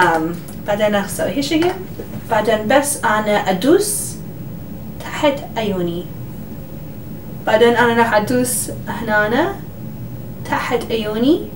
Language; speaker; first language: Arabic; early bilingual, heritage; English